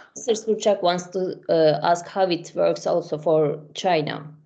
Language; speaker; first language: English; non-native, fluent; Turkish